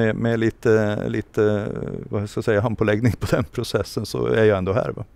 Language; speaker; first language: Swedish; native; Swedish